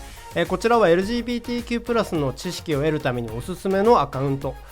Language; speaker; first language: Japanese; native; Japanese